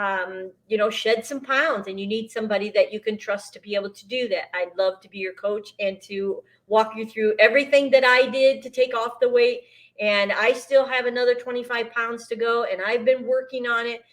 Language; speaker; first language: English; native; English